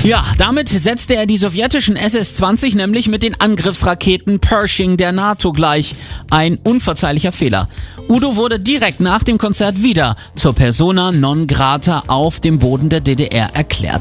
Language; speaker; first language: German; native; German